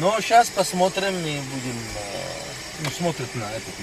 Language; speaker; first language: Russian; non-native, learner; Arabic